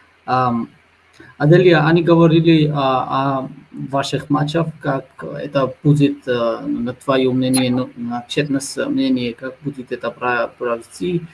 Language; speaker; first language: Russian; non-native, fluent; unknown